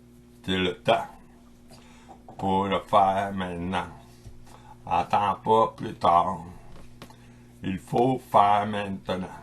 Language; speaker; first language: French; non-native, local second language; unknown